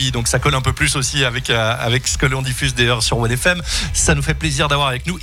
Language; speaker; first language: French; native; French